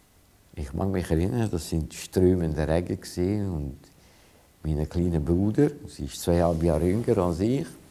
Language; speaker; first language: German; non-native, fluent; Hungarian